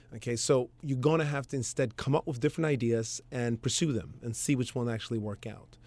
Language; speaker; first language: English; early bilingual, other home language; Swedish